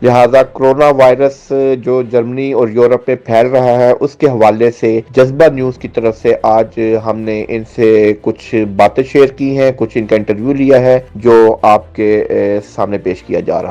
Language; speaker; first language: Urdu; native; Urdu